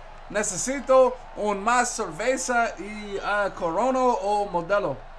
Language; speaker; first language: Spanish; non-native, learner; English